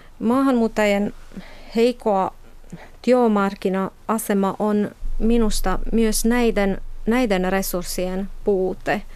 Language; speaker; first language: Finnish; non-native, fluent; Romanian